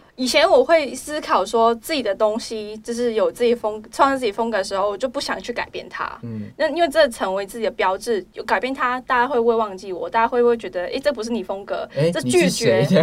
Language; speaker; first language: Chinese; non-native, local second language; Cantonese